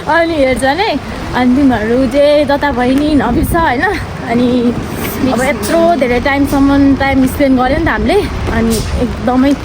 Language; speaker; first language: Nepali; native; Nepali